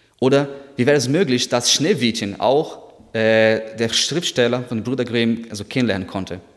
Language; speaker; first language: German; non-native, fluent; Portuguese